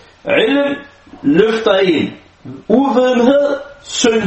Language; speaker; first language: Danish; non-native, local second language; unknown